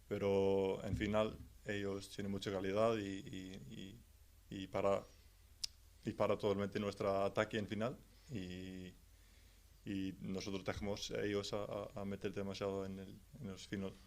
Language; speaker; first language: Spanish; non-native, learner; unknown